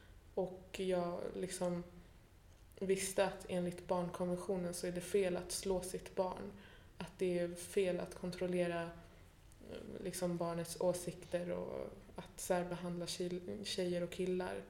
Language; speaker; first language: Swedish; early bilingual, other home language; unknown